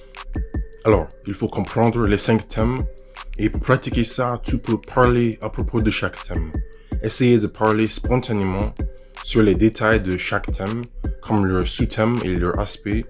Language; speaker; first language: French; non-native, fluent; English